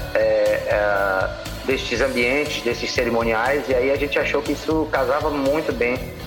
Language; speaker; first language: Portuguese; native; Portuguese